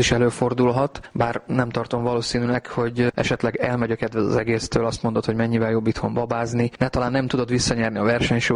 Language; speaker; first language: Hungarian; native; Hungarian